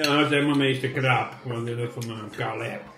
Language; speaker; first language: Dutch; native; Dutch